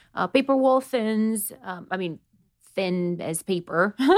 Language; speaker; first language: English; non-native, fluent; Romanian